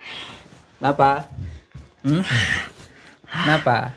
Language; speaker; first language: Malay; non-native, local second language; Javanese